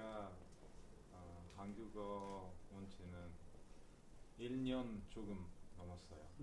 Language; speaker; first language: Korean; non-native, learner; Uzbek